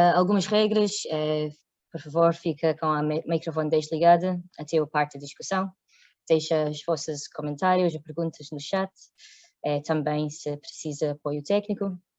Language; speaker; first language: Portuguese; non-native, fluent; English